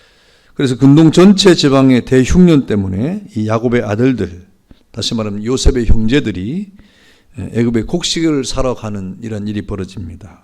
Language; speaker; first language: Korean; native; Korean